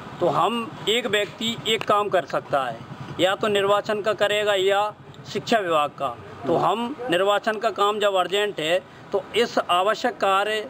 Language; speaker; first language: Hindi; native; Hindi